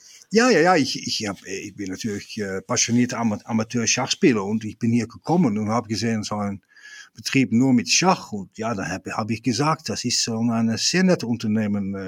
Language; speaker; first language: German; non-native, fluent; Dutch